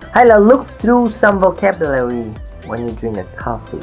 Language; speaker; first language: English; non-native, fluent; Vietnamese